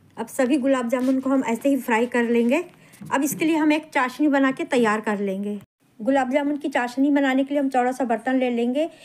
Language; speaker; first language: Hindi; native; Hindi